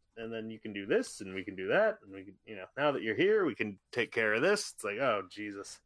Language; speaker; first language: English; native; English